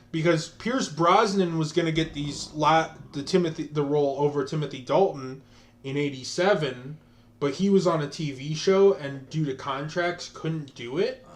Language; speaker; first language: English; native; English